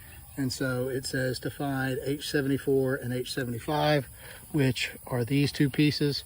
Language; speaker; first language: English; native; English